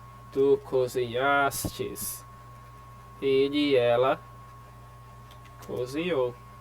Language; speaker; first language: Portuguese; non-native, fluent; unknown